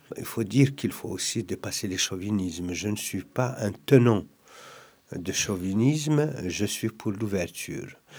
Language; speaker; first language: French; non-native, local second language; Kabyle